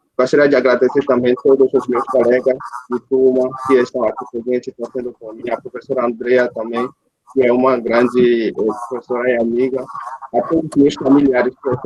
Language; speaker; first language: Portuguese; non-native, fluent; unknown